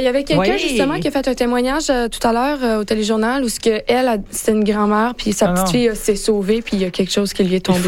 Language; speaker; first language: French; native; French